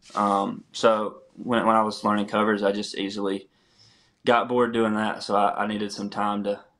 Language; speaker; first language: English; native; English